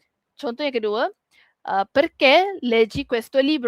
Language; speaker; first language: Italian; non-native, fluent; Malay